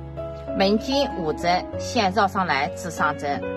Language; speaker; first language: Chinese; native; Chinese